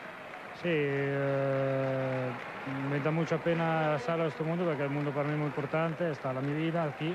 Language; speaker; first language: Spanish; non-native, learner; Italian